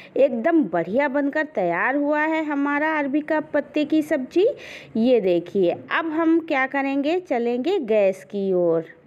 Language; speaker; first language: Hindi; native; Hindi